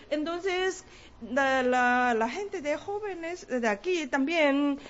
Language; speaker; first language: Spanish; non-native, learner; Korean